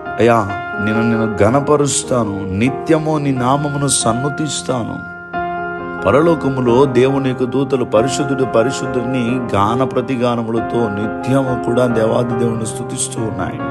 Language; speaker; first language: Telugu; native; Telugu